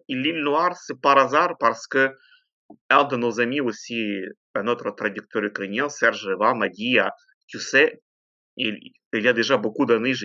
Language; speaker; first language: French; non-native, fluent; Ukrainian